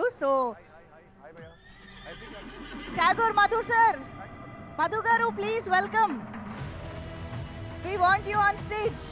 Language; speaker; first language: Telugu; native; Telugu